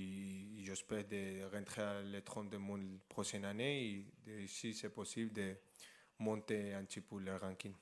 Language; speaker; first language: French; non-native, fluent; Spanish